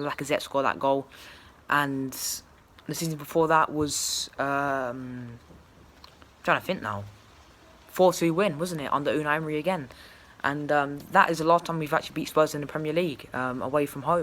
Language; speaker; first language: English; native; English